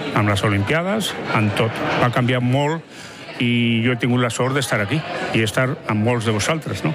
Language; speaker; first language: Catalan; non-native, local second language; Basque